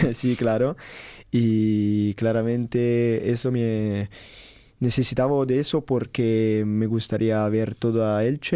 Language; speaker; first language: Spanish; non-native, learner; Italian